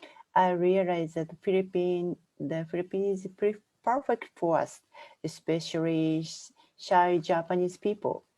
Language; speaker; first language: English; non-native, fluent; Japanese